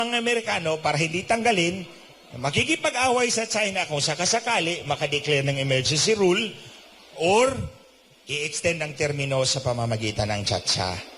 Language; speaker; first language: Filipino; non-native, local second language; Cebuano